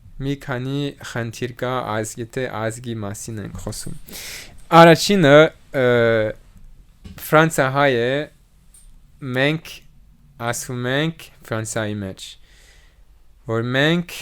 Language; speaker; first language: Armenian; non-native, learner; French